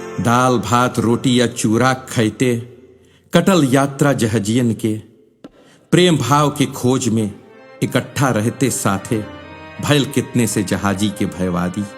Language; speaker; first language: Bhojpuri; early bilingual, heritage; Bhojpuri